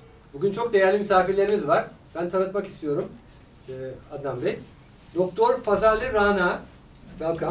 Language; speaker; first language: Turkish; native; Turkish